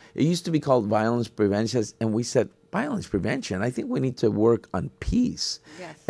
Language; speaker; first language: English; native; English